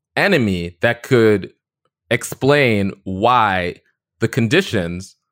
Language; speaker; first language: English; native; English